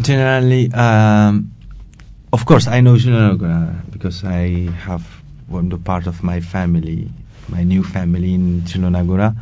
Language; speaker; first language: English; non-native, local second language; Wolof